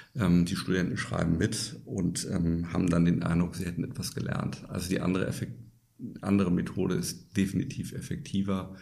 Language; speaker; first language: German; native; German